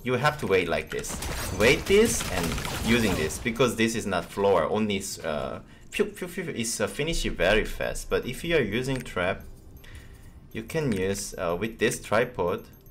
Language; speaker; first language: English; non-native, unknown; Korean